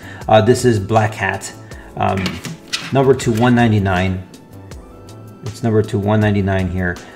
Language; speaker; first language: English; native; English